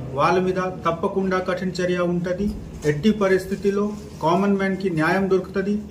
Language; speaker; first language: Telugu; non-native, local second language; Hindi